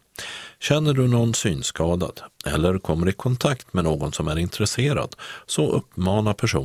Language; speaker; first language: Swedish; native; Swedish